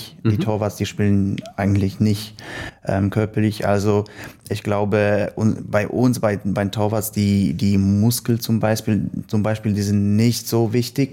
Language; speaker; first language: German; non-native, learner; Polish